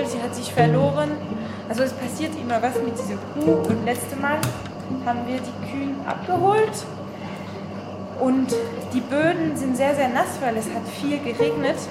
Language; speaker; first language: German; non-native, learner; French